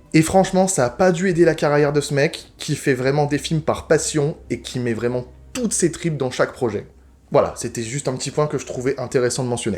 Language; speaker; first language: French; native; French